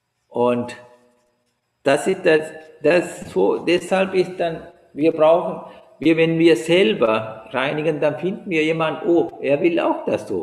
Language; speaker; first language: German; non-native, learner; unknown